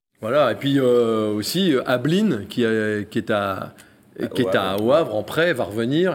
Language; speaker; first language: French; native; French